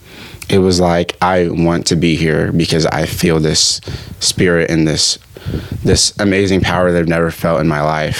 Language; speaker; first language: English; early bilingual, other home language; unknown